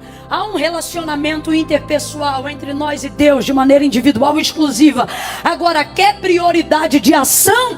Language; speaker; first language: Portuguese; native; Portuguese